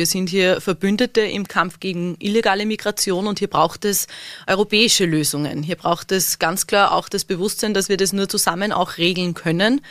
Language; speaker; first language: German; native; German